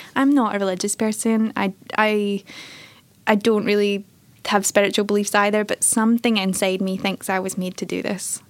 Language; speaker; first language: English; native; English